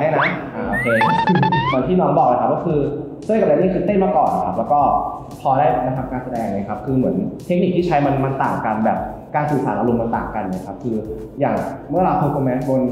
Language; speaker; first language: Thai; native; Thai